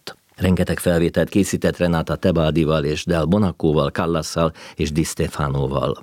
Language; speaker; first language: Hungarian; native; Hungarian